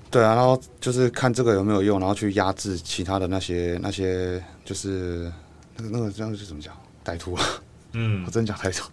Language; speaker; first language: Chinese; native; Chinese